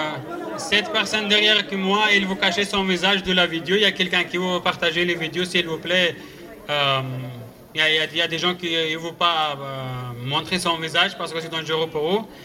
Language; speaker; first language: French; non-native, learner; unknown